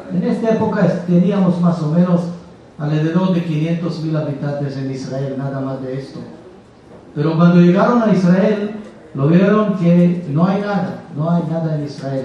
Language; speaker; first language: Spanish; non-native, fluent; Hebrew